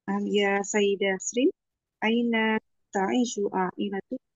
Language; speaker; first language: Arabic; non-native, learner; Indonesian